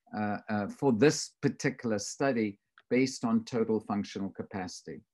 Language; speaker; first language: English; native; English